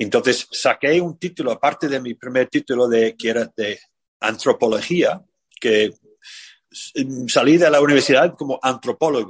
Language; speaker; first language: Spanish; non-native, fluent; English